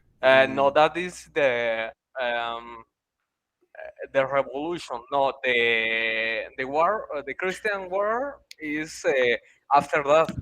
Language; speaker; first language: English; non-native, learner; Spanish